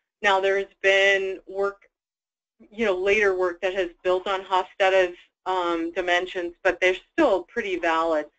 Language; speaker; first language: English; native; English